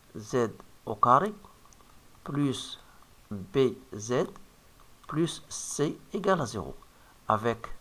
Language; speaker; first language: French; non-native, local second language; Arabic